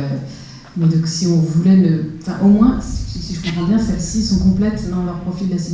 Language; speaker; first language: French; native; French